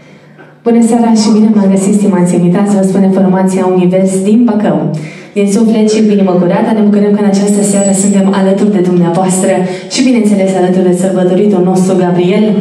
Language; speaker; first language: Romanian; native; Romanian